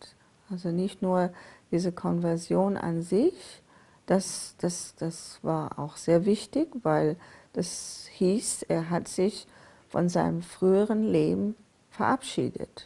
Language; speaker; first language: German; non-native, fluent; Persian